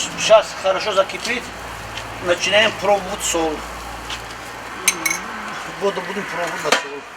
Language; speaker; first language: Russian; non-native, local second language; Tajik